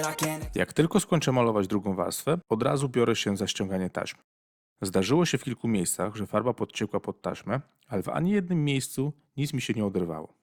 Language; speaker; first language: Polish; native; Polish